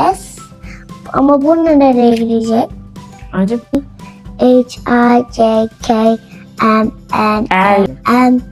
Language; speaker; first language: Turkish; early bilingual, heritage; Turkish